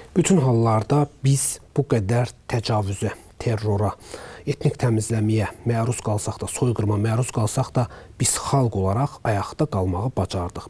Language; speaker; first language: Azerbaijani; native; Azerbaijani